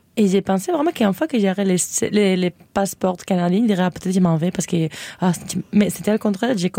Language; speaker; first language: French; native; French